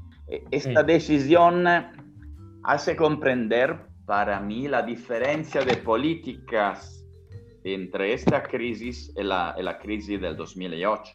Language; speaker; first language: Spanish; non-native, fluent; Italian